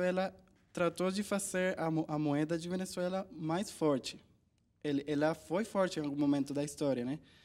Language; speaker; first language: Portuguese; non-native, learner; Spanish